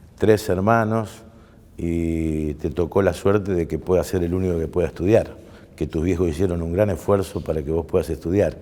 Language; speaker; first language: Spanish; native; Spanish